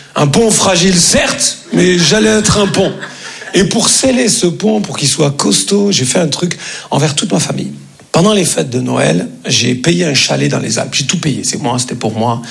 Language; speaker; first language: French; early bilingual, other home language; Arabic